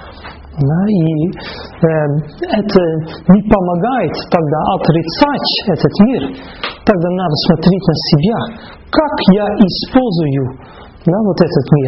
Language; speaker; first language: Russian; non-native, fluent; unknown